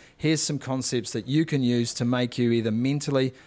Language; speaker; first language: English; native; English